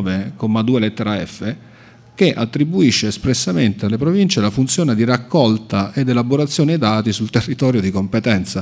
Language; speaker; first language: Italian; native; Italian